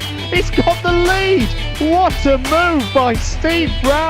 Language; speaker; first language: English; native; English